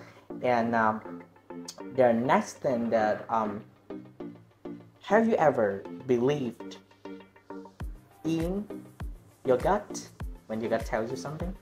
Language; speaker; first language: English; non-native, learner; Vietnamese